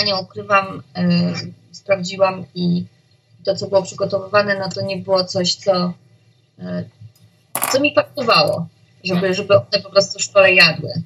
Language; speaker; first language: Polish; native; Polish